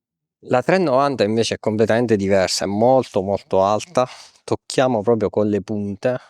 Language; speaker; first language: Italian; native; Italian